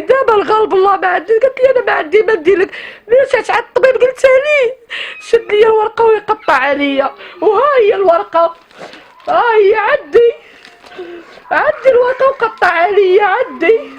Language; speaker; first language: Arabic; native; Arabic